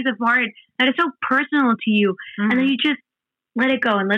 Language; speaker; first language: English; non-native, fluent; Spanish